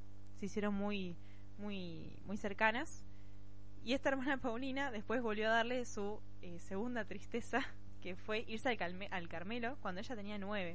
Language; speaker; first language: Spanish; native; Spanish